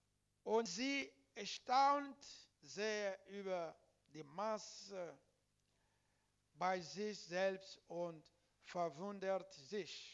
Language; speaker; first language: German; non-native, learner; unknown